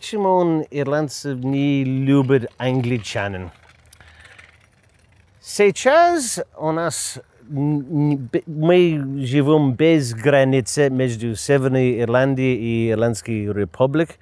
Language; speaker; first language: Russian; non-native, learner; English